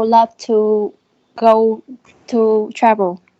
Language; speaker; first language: English; non-native, learner; Vietnamese